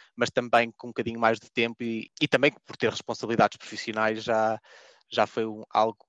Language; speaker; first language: Portuguese; native; Portuguese